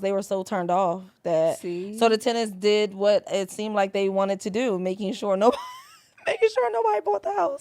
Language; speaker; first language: English; native; English